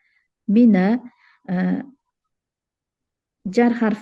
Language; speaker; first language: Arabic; non-native, learner; Uzbek